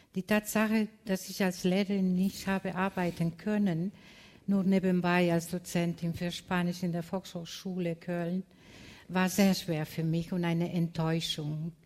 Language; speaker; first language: German; non-native, fluent; Spanish